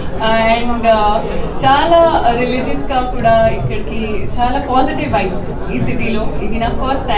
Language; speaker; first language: Telugu; non-native, learner; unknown